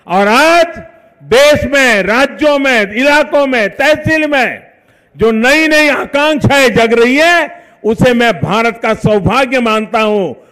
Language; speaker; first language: Hindi; non-native, local second language; Gujarati